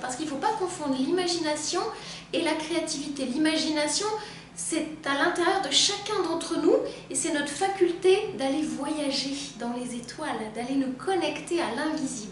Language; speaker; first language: French; native; French